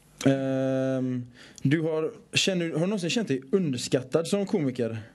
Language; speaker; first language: Swedish; early bilingual, other home language; Persian